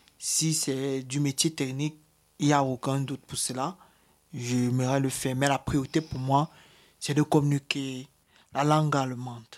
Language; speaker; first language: French; native; French